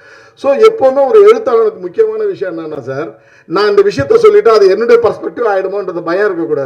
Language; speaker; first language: Tamil; native; Tamil